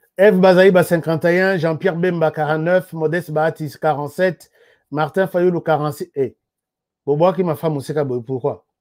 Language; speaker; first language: French; non-native, local second language; Lingala